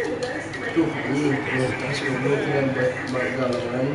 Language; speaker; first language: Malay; non-native, local second language; Sundanese